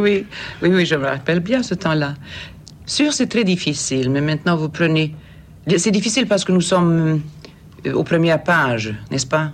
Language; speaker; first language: French; non-native, fluent; Swedish